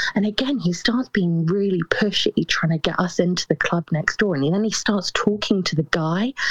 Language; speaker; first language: English; native; English